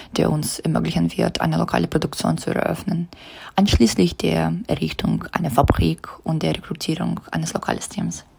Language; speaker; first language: German; non-native, fluent; Russian